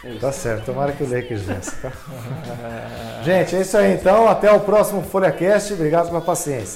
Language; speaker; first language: Portuguese; native; Portuguese